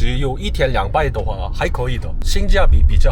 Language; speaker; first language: Chinese; non-native, learner; Korean